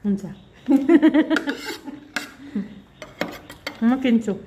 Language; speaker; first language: Nepali; non-native, learner; Filipino